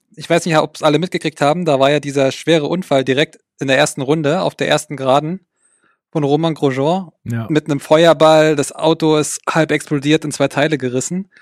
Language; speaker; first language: German; native; German